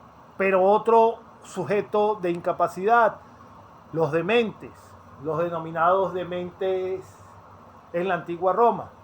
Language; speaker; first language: Spanish; native; Spanish